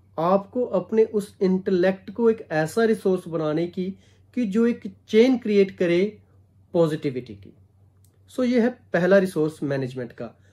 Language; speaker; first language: Hindi; non-native, local second language; Punjabi